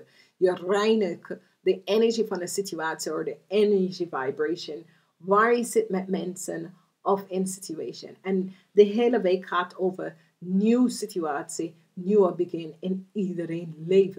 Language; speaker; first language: Dutch; non-native, learner; English